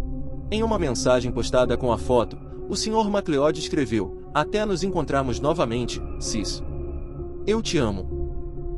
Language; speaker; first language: Portuguese; native; Portuguese